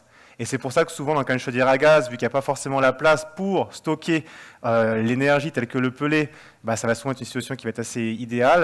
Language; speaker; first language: French; native; French